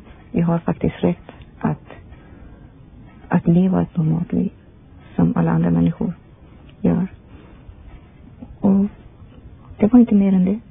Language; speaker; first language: Swedish; non-native, fluent; Persian